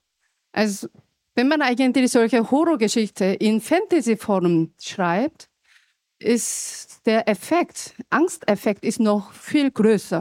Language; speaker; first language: German; non-native, fluent; Korean